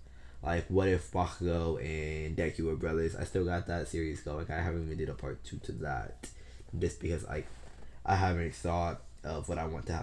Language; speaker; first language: English; native; English